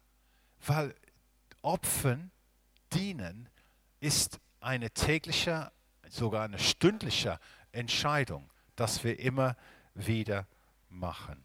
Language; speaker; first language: German; non-native, fluent; English